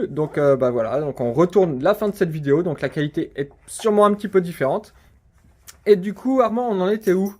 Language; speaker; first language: French; native; French